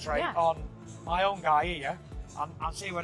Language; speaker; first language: English; native; English